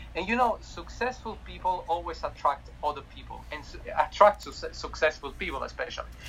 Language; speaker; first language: English; non-native, fluent; Italian